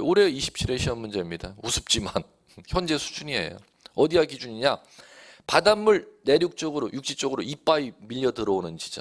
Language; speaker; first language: Korean; native; Korean